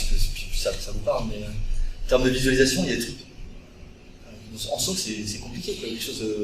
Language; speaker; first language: French; native; French